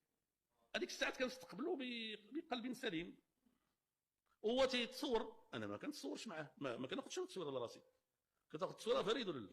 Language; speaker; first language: Arabic; native; Arabic